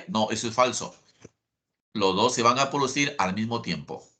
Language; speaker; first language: Spanish; native; Spanish